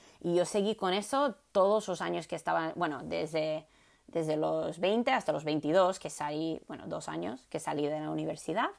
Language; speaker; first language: Spanish; non-native, fluent; English